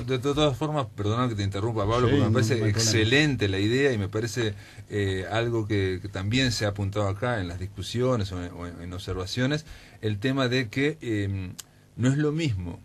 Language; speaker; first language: Spanish; native; Spanish